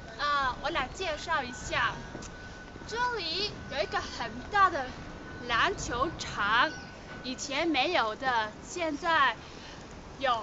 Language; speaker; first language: Chinese; early bilingual, heritage; Cantonese